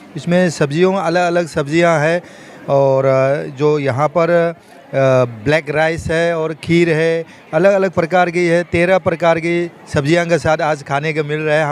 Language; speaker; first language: Hindi; non-native, local second language; Manipuri